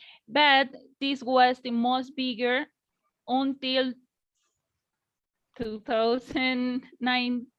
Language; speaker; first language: English; non-native, learner; Spanish